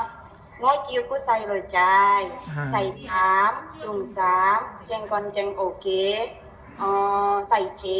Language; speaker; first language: Chinese; non-native, learner; Indonesian